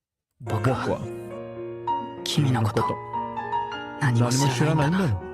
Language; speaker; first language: Japanese; non-native, learner; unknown